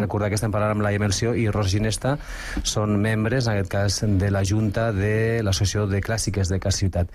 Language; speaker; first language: Catalan; native; Catalan